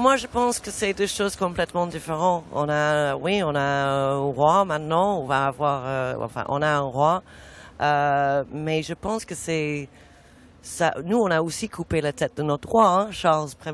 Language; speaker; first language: French; non-native, fluent; English